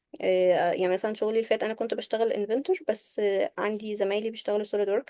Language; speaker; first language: Arabic; native; Arabic